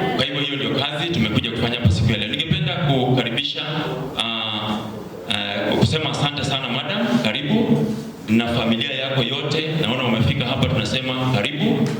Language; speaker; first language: Swahili; native; Swahili